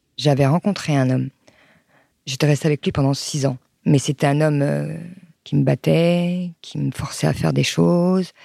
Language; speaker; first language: French; early bilingual, other home language; Arabic